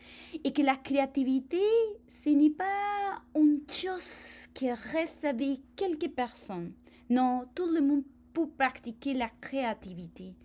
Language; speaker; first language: French; non-native, fluent; Spanish